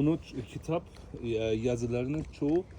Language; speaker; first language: Turkish; non-native, learner; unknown